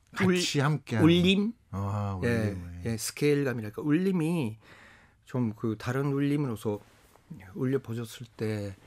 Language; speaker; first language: Korean; non-native, fluent; Japanese